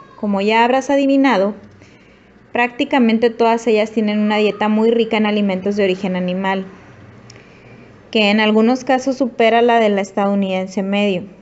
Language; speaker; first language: Spanish; native; Spanish